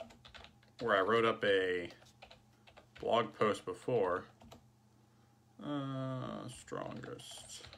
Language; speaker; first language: English; native; English